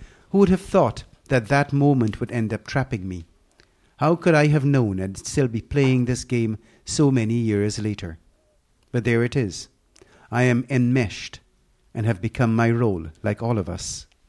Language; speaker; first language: English; native; English